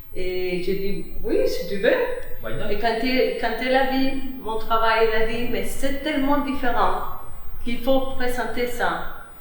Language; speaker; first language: French; non-native, fluent; Spanish